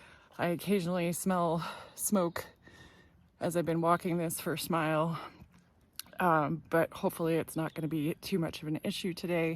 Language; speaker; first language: English; native; English